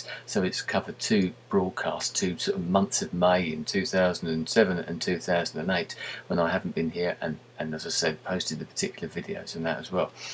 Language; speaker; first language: English; native; English